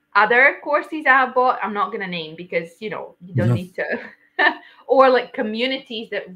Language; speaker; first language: English; non-native, fluent; Latvian